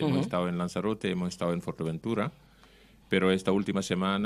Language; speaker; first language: Spanish; non-native, fluent; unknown